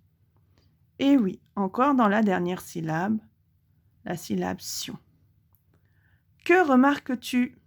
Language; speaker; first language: French; native; French